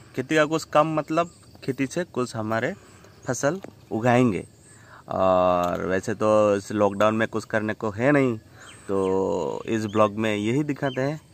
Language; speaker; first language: Hindi; non-native, local second language; Assamese